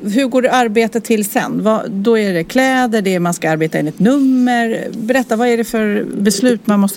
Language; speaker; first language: Swedish; native; Swedish